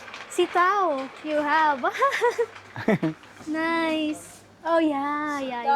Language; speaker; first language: English; non-native, local second language; Filipino